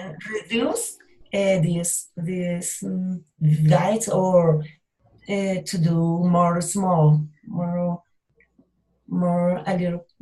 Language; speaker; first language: English; non-native, learner; Spanish